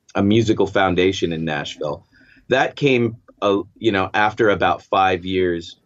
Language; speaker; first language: English; native; English